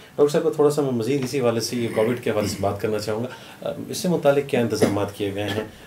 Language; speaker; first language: Urdu; native; Urdu